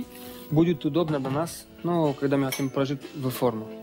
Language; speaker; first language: Russian; non-native, learner; French